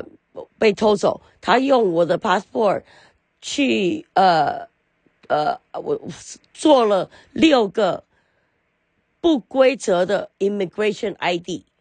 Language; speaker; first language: Chinese; early bilingual, heritage; Chinese